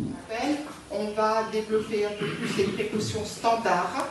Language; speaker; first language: French; native; French